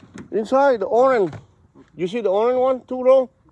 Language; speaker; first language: English; non-native, learner; Vietnamese